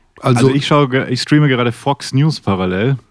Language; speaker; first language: German; native; German